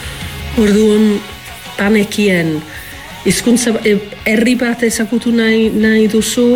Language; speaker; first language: Basque; non-native, learner; Welsh